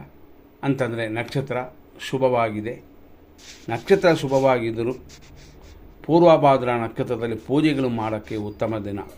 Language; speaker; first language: Kannada; native; Kannada